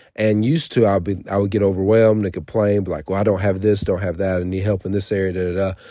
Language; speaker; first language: English; native; English